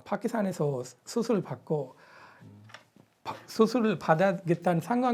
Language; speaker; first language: Korean; non-native, fluent; Punjabi